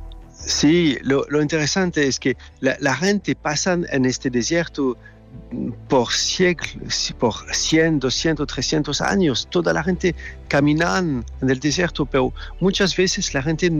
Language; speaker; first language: Spanish; non-native, fluent; French